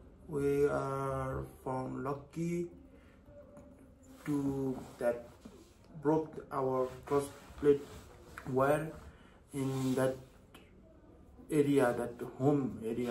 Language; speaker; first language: English; non-native, learner; Nepali